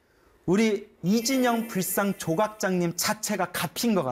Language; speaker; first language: Korean; native; Korean